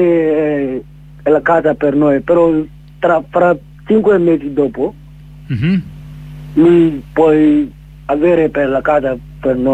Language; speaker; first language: Italian; non-native, learner; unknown